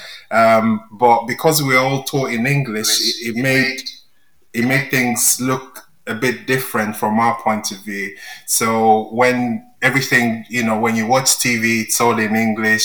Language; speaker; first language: English; non-native, local second language; Yoruba